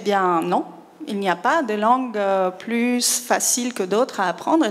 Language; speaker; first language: French; non-native, fluent; Spanish